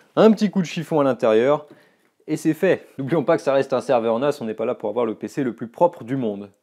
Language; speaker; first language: French; native; French